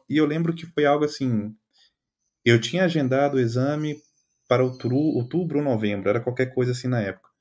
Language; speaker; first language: Portuguese; native; Portuguese